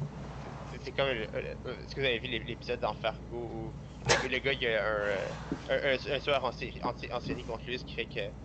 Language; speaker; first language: French; native; French